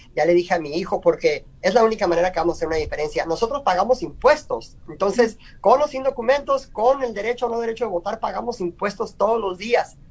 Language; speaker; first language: Spanish; native; Spanish